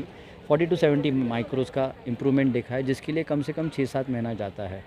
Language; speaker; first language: Hindi; non-native, local second language; Marathi